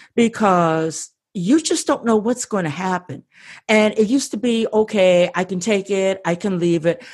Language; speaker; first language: English; native; English